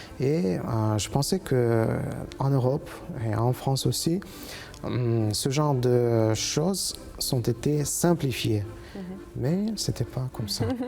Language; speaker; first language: French; non-native, fluent; Uzbek